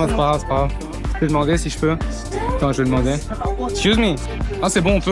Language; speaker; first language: French; native; French